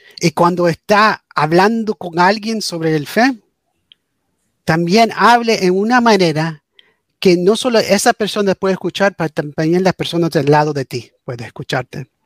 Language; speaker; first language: Spanish; early bilingual, heritage; English